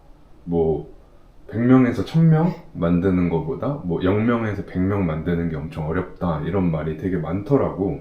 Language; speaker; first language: Korean; native; Korean